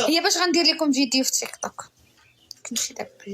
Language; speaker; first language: Arabic; native; Arabic